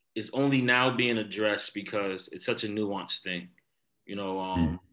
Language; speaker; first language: English; native; English